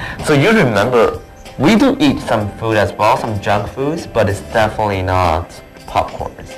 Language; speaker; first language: English; non-native, fluent; Chinese